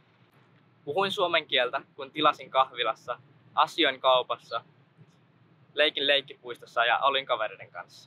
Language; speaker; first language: Finnish; early bilingual, other home language; Nepali